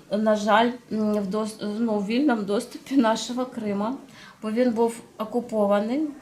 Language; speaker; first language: Ukrainian; non-native, local second language; Russian